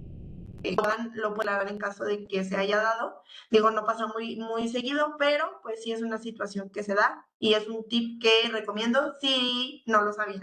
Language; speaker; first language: Spanish; native; Spanish